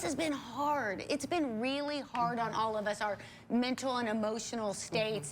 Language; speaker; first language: English; native; English